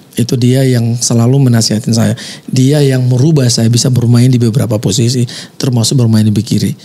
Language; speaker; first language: Indonesian; native; Indonesian